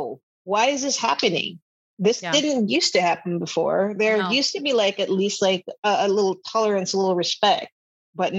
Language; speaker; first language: English; non-native, local second language; Filipino